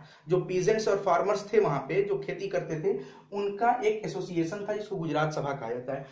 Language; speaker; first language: Hindi; native; Hindi